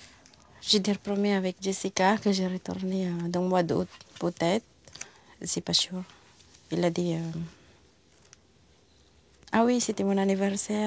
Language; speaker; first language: French; non-native, learner; Filipino